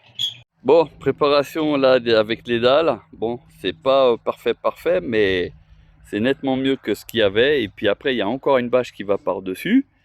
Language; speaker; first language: French; native; French